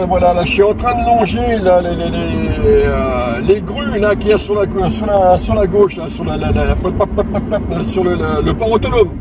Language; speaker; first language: French; native; French